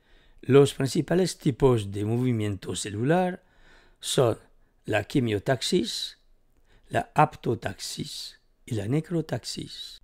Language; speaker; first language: Spanish; native; Spanish